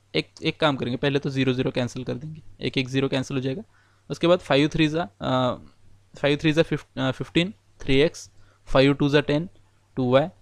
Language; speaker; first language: Hindi; non-native, local second language; Marathi